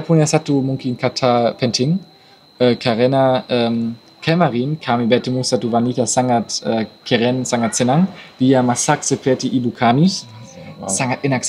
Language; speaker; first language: Indonesian; non-native, learner; German